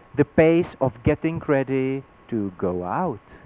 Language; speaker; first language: English; non-native, fluent; Czech